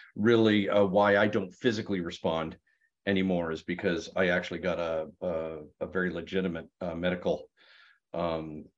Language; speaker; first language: English; native; English